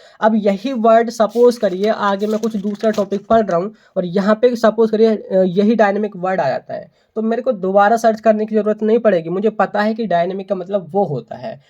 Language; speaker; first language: Hindi; native; Hindi